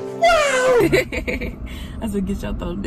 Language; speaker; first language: English; native; English